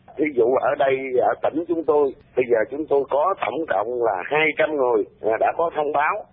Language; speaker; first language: Vietnamese; early bilingual, heritage; Vietnamese